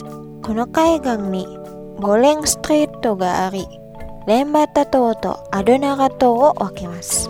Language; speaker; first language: Japanese; non-native, fluent; Indonesian